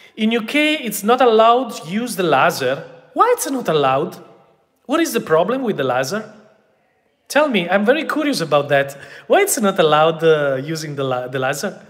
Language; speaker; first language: English; non-native, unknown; Italian